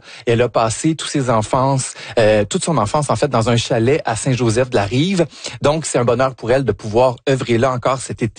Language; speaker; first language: French; native; French